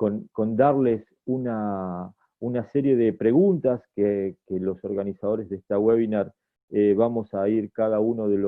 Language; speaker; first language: Spanish; native; Spanish